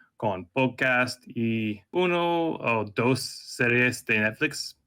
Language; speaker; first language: Spanish; non-native, learner; English